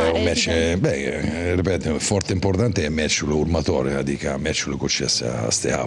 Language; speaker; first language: Romanian; non-native, fluent; Italian